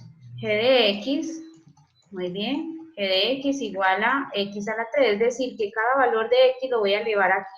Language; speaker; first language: Spanish; native; Spanish